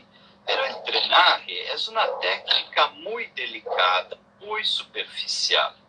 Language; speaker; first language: Spanish; non-native, learner; Portuguese